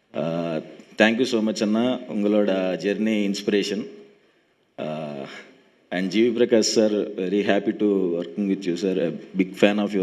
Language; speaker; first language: Tamil; non-native, learner; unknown